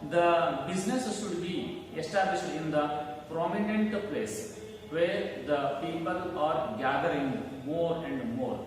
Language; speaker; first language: English; non-native, local second language; Kannada